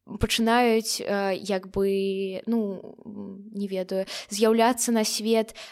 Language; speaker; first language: Belarusian; non-native, local second language; Russian